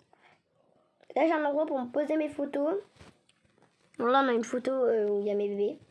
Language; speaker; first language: French; native; French